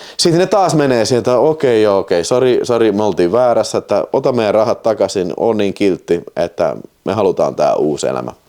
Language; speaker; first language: Finnish; native; Finnish